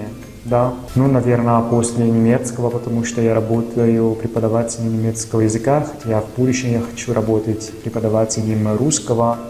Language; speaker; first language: Russian; non-native, fluent; Italian